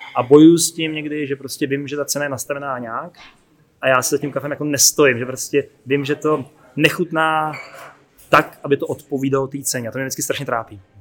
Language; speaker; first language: Czech; native; Czech